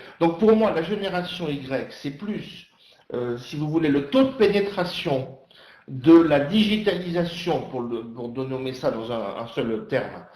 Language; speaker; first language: French; native; French